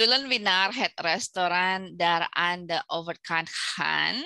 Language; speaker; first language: Dutch; non-native, learner; Indonesian